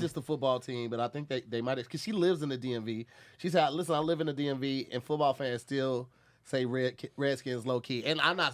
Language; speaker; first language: English; native; English